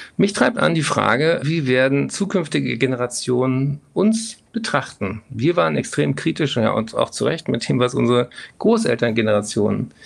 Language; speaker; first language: German; native; German